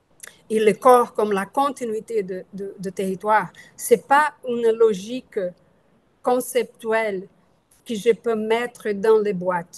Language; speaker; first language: French; non-native, fluent; Portuguese